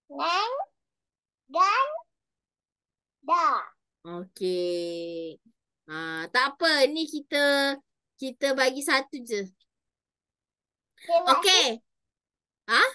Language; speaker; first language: Malay; native; Malay